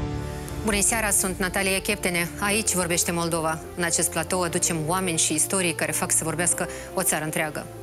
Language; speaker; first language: Romanian; native; Romanian